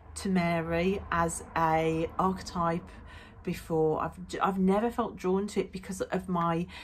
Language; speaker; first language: English; native; English